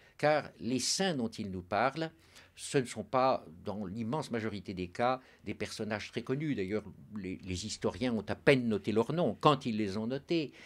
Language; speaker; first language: French; native; French